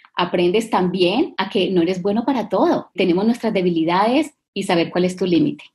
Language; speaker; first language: Spanish; native; Spanish